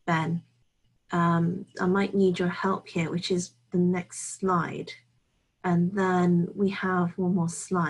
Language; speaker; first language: English; native; English